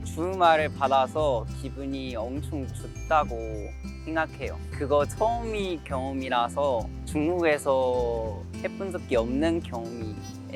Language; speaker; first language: Korean; non-native, learner; Chinese